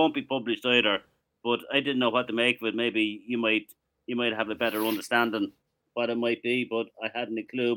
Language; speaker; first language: English; native; English